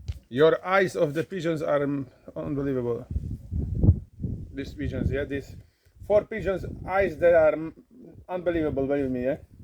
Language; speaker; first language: English; non-native, learner; Polish